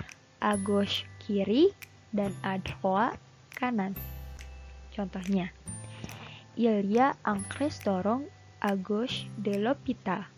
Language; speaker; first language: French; non-native, learner; Indonesian